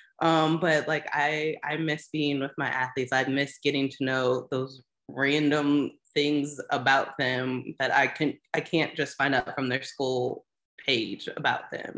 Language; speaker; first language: English; native; English